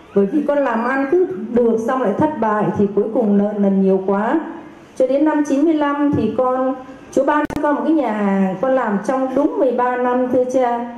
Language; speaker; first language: Vietnamese; native; Vietnamese